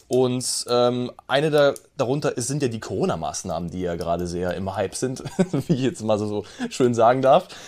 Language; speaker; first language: German; native; German